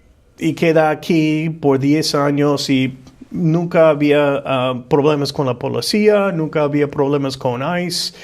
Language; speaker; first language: Spanish; non-native, fluent; English